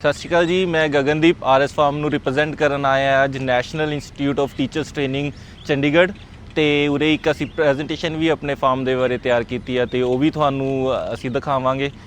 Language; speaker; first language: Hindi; non-native, local second language; Punjabi